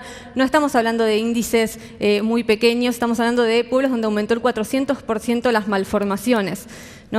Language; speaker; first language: Spanish; native; Spanish